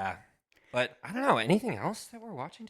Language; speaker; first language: English; native; English